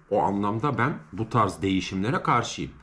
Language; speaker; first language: Turkish; native; Turkish